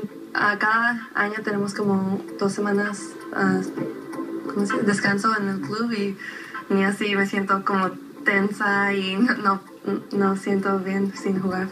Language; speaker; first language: Spanish; early bilingual, heritage; Spanish